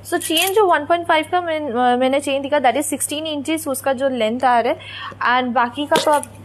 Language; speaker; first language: Hindi; non-native, local second language; Bangla